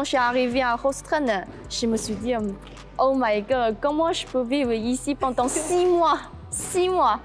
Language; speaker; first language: French; non-native, learner; Chinese